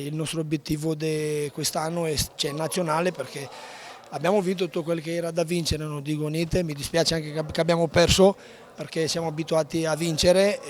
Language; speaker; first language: Italian; non-native, local second language; Romanian